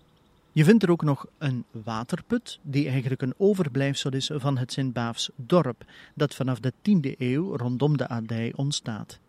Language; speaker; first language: Dutch; native; Dutch